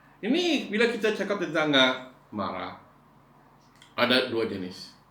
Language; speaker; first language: Malay; non-native, local second language; Iban